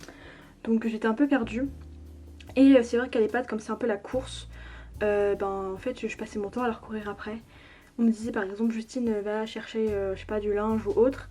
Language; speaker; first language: French; native; French